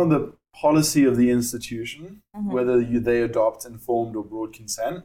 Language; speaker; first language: English; native; English